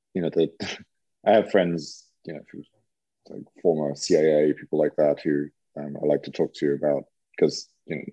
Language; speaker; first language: English; native; English